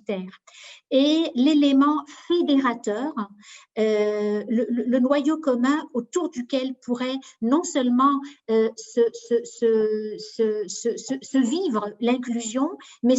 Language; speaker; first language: French; native; French